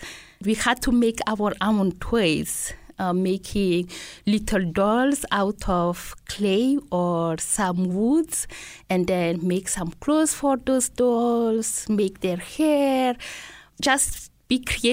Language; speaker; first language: English; non-native, fluent; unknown